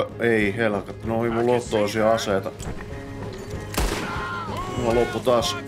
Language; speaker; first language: Finnish; native; Finnish